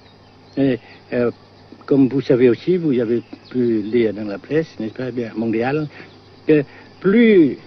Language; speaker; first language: French; non-native, fluent; Vietnamese